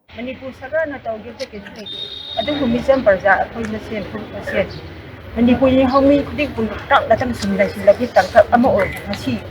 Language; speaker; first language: Manipuri; non-native, local second language; Rongmei Naga